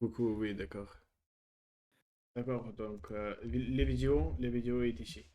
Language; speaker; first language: French; non-native, learner; Russian